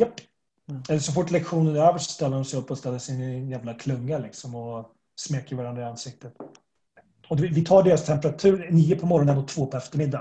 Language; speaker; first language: Swedish; native; Swedish